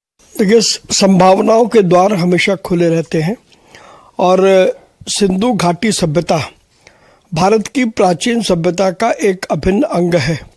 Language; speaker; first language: Hindi; native; Hindi